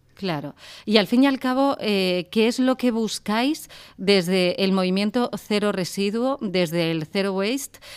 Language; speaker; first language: Spanish; native; Spanish